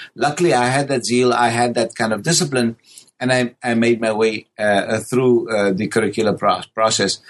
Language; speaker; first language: English; native; English